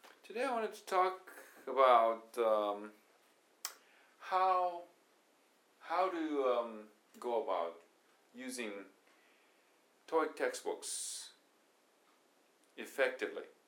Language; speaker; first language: English; non-native, fluent; Japanese